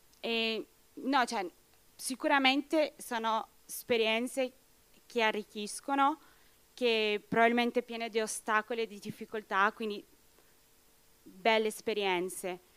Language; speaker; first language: Italian; non-native, fluent; Portuguese